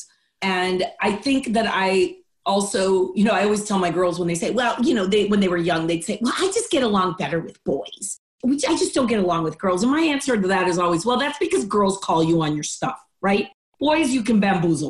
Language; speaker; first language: English; non-native, fluent; Spanish